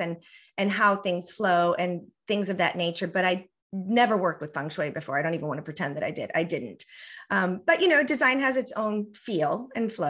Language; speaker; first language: English; early bilingual, other home language; Spanish